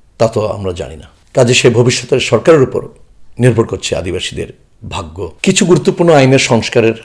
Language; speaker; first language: Bangla; non-native, local second language; Chakma